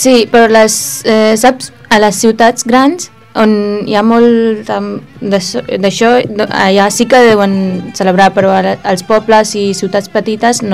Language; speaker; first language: Catalan; early bilingual, other home language; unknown